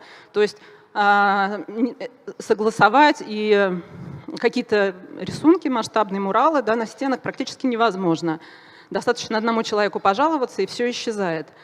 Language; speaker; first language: Russian; native; Russian